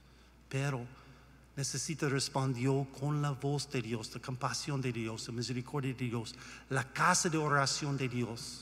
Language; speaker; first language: Spanish; non-native, learner; English